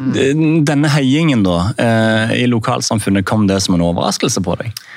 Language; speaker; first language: Norwegian; native; Norwegian